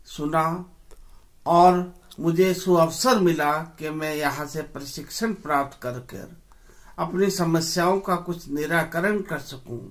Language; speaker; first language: Hindi; native; Hindi